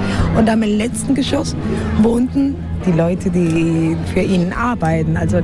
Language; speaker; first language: German; non-native, fluent; Spanish